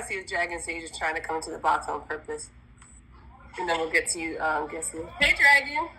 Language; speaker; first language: English; native; English